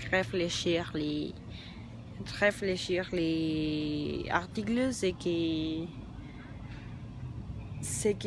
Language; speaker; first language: French; non-native, learner; Spanish